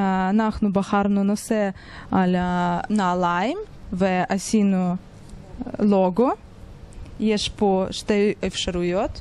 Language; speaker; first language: Hebrew; non-native, fluent; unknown